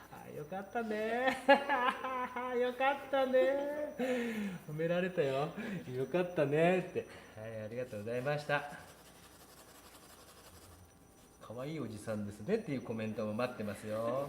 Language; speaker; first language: Japanese; native; Japanese